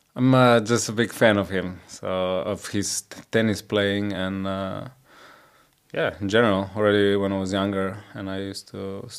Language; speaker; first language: English; non-native, fluent; Slovenian